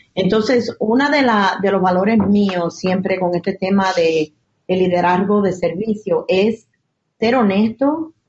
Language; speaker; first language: Spanish; early bilingual, heritage; Spanish